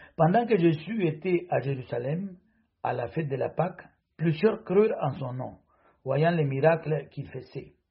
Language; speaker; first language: French; non-native, fluent; Spanish